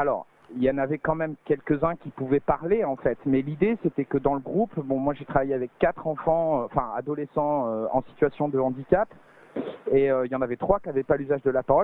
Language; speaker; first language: French; native; French